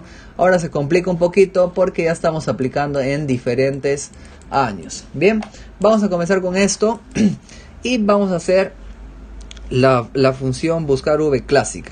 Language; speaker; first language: Spanish; native; Spanish